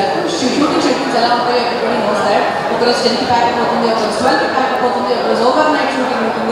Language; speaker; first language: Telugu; native; Telugu